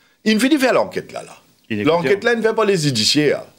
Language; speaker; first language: French; non-native, local second language; Morisyen